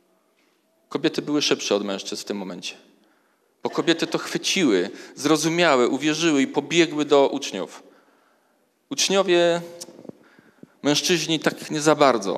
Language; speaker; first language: Polish; native; Polish